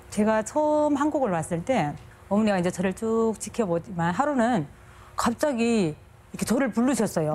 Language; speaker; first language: Korean; non-native, fluent; Chinese